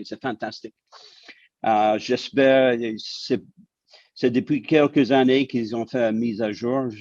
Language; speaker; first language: French; non-native, local second language; English